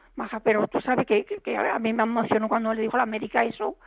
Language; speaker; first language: Spanish; native; Spanish